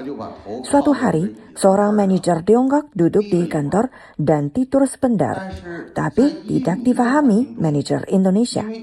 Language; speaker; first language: Indonesian; non-native, fluent; Chinese